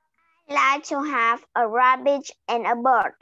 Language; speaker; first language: English; non-native, learner; Vietnamese